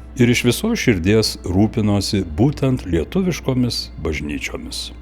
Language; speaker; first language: Lithuanian; native; Lithuanian